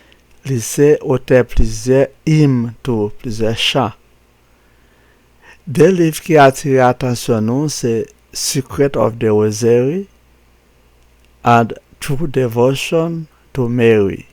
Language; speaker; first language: French; non-native, local second language; Haitian Creole